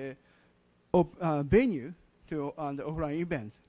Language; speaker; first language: English; non-native, learner; Japanese